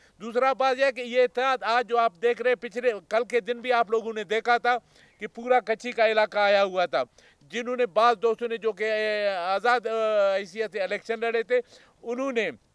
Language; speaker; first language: Urdu; non-native, local second language; Baluchi